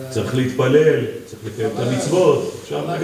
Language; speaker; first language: Hebrew; native; Hebrew